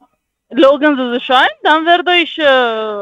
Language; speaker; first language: German; non-native, learner; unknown